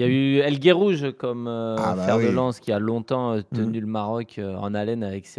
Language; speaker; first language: French; native; French